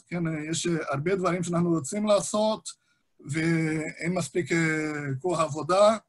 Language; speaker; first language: Hebrew; non-native, fluent; Portuguese